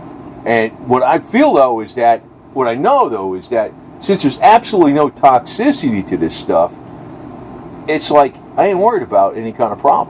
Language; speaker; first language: English; native; English